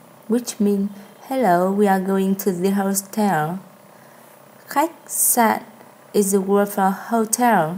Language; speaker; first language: English; non-native, learner; Vietnamese